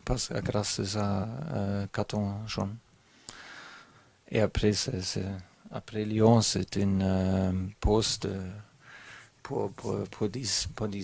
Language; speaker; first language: French; non-native, learner; German